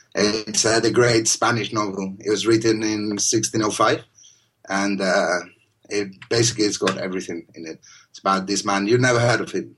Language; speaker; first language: English; non-native, fluent; Spanish